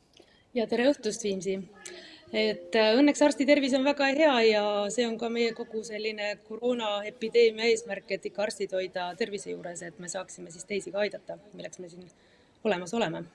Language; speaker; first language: Estonian; native; Estonian